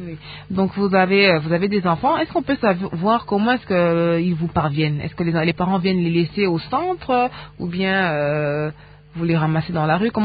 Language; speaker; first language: French; non-native, local second language; Lingala